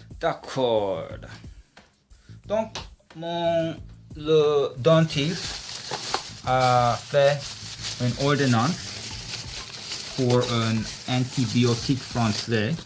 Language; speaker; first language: French; non-native, learner; English